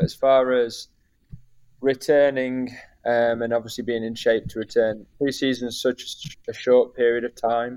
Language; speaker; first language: English; native; English